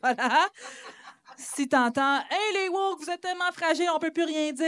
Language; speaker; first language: French; native; French